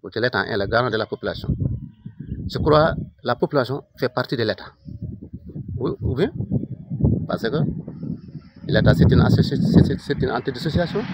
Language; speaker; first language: French; non-native, local second language; Wolof